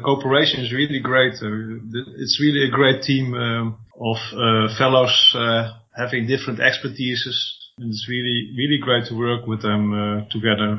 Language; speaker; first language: English; non-native, fluent; Dutch